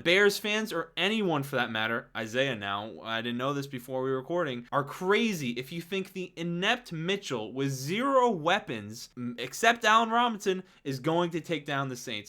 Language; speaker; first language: English; native; English